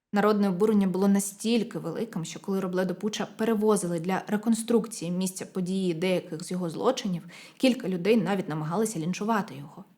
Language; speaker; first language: Ukrainian; non-native, local second language; Russian